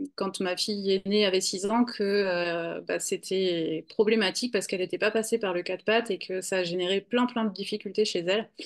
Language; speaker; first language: French; native; French